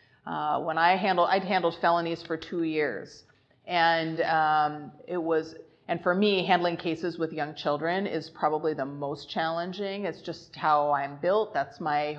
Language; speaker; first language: English; native; English